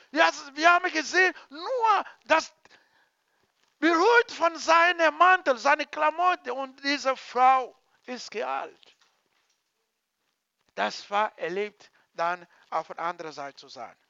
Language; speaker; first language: German; non-native, learner; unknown